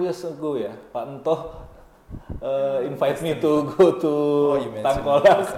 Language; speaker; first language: English; non-native, learner; Indonesian